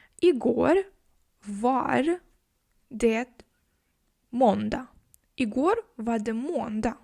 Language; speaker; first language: Swedish; non-native, fluent; Ukrainian